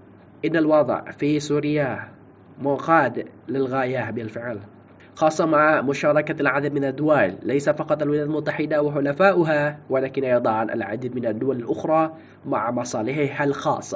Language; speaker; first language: Arabic; non-native, fluent; Indonesian